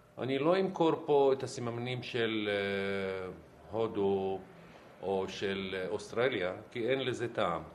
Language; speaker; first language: Hebrew; non-native, local second language; Arabic